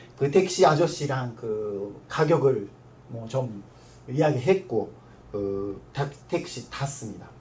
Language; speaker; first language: Korean; non-native, learner; Japanese